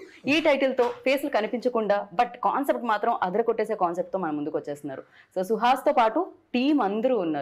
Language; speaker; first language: Telugu; native; Telugu